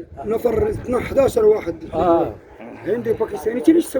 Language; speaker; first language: Arabic; non-native, learner; Filipino